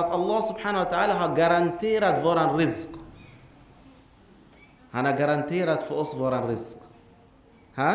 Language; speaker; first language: Swedish; non-native, fluent; Arabic